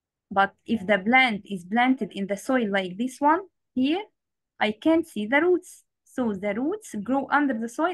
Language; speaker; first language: English; non-native, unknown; Arabic